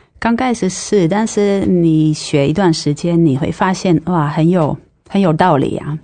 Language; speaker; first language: Chinese; non-native, fluent; Dutch